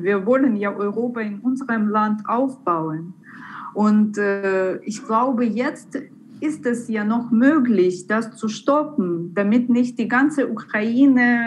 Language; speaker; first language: German; non-native, fluent; Ukrainian